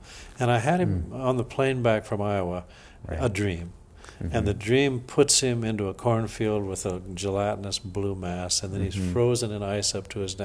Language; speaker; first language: English; native; English